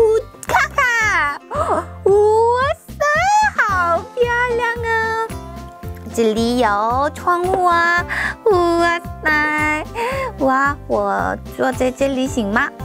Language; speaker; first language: Chinese; non-native, fluent; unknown